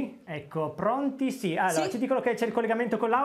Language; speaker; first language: Italian; native; Italian